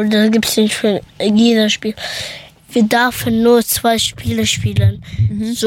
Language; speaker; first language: German; early bilingual, other home language; Persian